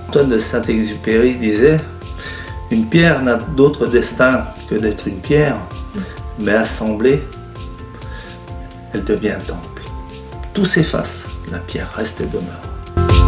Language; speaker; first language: French; native; French